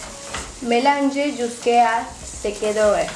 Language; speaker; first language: French; non-native, learner; Spanish